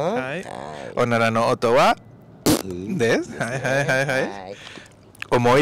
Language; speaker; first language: Japanese; non-native, learner; Spanish